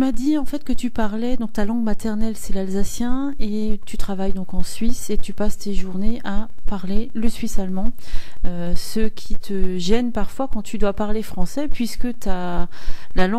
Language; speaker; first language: French; native; French